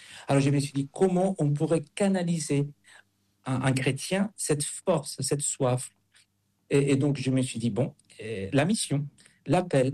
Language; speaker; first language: French; non-native, fluent; Spanish